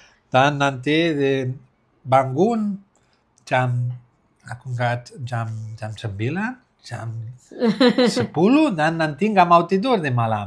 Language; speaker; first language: Indonesian; non-native, learner; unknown